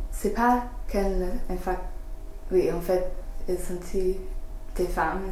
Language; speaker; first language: French; non-native, learner; English